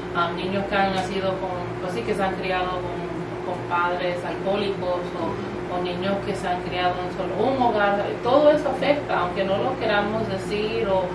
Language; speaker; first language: Spanish; early bilingual, heritage; Spanish